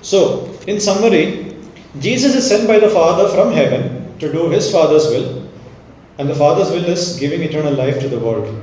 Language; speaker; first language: English; non-native, local second language; Malayalam